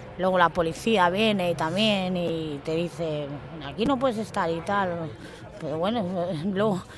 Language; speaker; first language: Spanish; native; Spanish